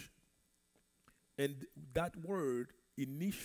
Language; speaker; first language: English; non-native, fluent; French